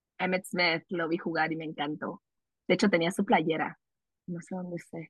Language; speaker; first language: Spanish; early bilingual, heritage; Spanish